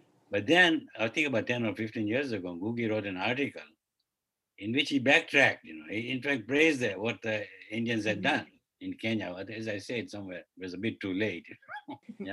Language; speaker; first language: English; non-native, local second language; Kachhi